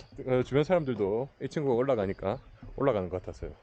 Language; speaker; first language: Korean; native; Korean